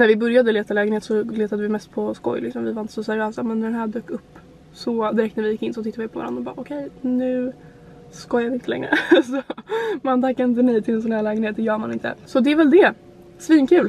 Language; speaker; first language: Swedish; native; Swedish